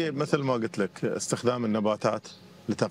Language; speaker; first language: Arabic; native; Arabic